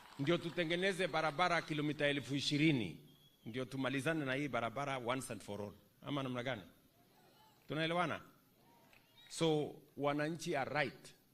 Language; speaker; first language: Swahili; non-native, local second language; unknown